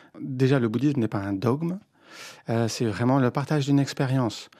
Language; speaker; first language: French; native; French